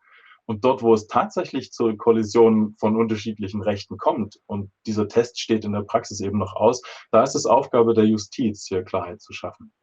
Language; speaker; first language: German; native; German